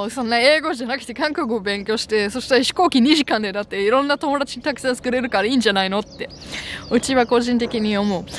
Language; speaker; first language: Japanese; non-native, fluent; German